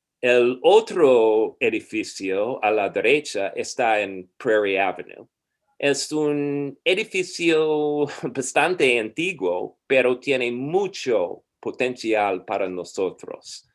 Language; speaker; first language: Spanish; non-native, fluent; English